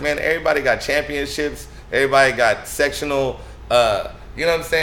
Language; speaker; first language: English; native; English